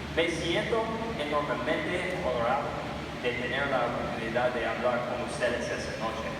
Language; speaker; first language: Spanish; non-native, fluent; English